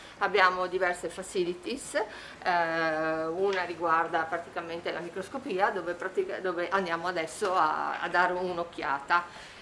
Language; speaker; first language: Italian; native; Italian